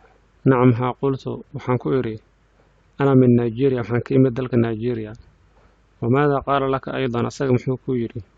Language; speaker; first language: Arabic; non-native, fluent; Somali